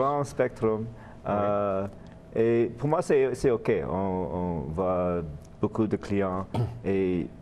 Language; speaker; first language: French; non-native, learner; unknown